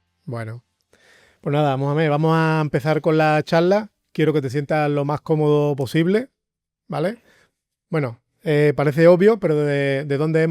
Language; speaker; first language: Spanish; native; Spanish